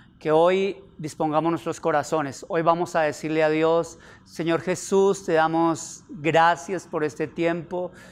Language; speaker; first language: Spanish; native; Spanish